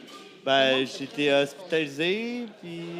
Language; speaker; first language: French; native; French